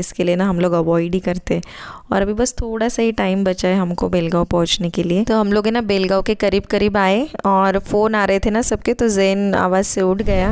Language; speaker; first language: Hindi; native; Hindi